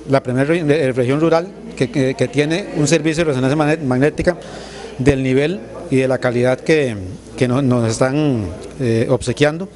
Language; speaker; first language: Spanish; native; Spanish